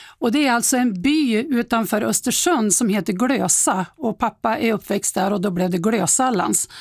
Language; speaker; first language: Swedish; native; Swedish